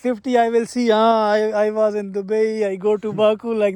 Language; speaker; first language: English; non-native, learner; Urdu